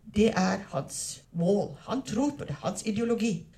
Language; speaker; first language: Norwegian; non-native, fluent; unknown